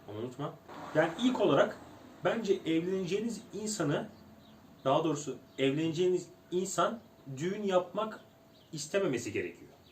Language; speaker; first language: Turkish; native; Turkish